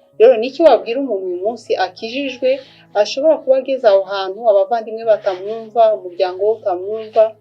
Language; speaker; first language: Kinyarwanda; native; Kinyarwanda